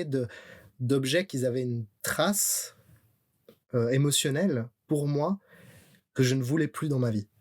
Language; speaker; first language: French; native; French